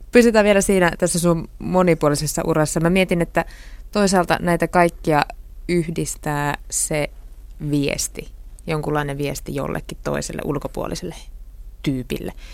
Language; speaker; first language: Finnish; native; Finnish